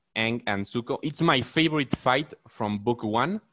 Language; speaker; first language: English; non-native, fluent; Spanish